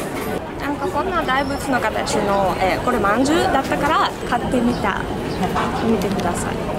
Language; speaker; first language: Japanese; non-native, fluent; Russian